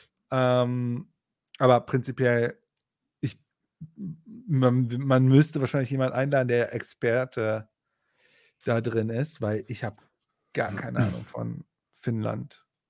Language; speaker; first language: German; native; German